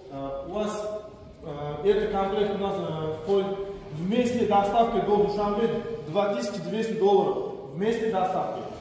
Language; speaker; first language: Russian; non-native, fluent; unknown